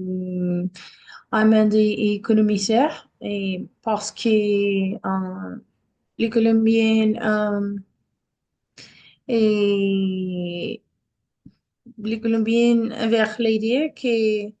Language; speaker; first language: French; non-native, learner; Spanish